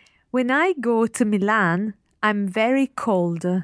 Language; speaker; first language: English; non-native, fluent; Italian